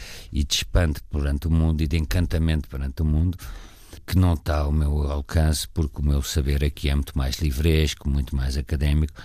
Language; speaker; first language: Portuguese; native; Portuguese